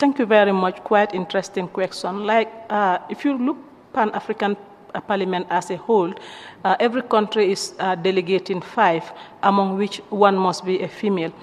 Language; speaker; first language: English; non-native, local second language; Mandingo